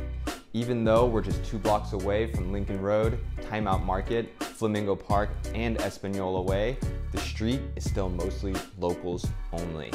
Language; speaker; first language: English; native; English